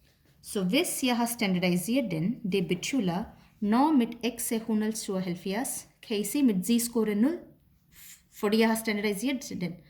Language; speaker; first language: Danish; non-native, fluent; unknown